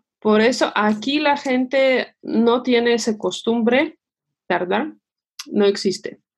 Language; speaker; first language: Spanish; non-native, fluent; Russian